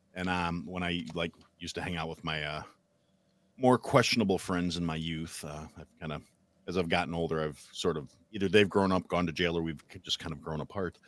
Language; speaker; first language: English; native; English